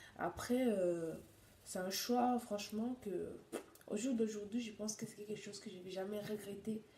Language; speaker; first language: French; non-native, local second language; Swahili